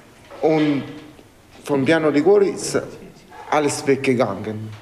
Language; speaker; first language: German; non-native, learner; Italian